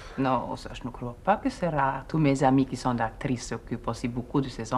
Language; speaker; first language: French; non-native, fluent; Swedish